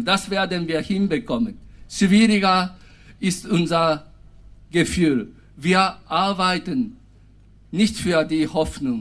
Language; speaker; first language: German; non-native, fluent; Japanese